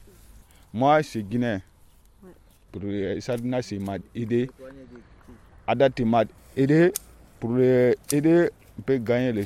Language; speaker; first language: French; non-native, learner; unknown